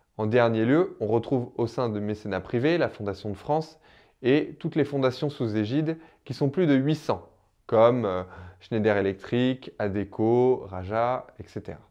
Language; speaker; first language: French; native; French